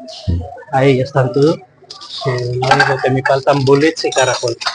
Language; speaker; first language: Spanish; non-native, learner; Filipino